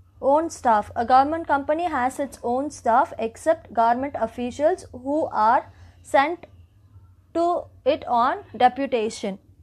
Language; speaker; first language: English; non-native, local second language; Tamil